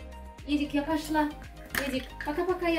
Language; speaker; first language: Korean; non-native, fluent; Russian